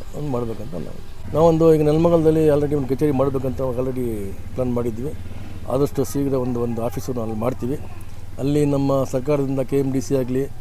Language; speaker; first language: Kannada; non-native, local second language; Urdu